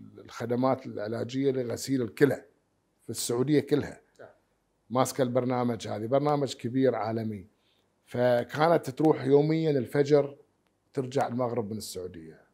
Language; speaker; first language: Arabic; native; Arabic